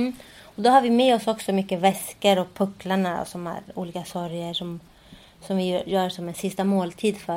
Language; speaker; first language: Swedish; early bilingual, other home language; Spanish